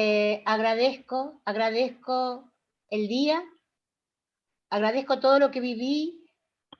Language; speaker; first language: Spanish; native; Spanish